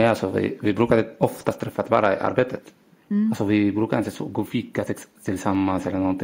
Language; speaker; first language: Swedish; non-native, learner; Arabic